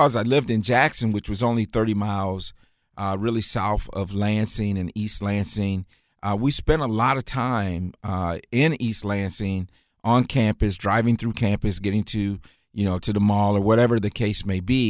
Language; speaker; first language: English; native; English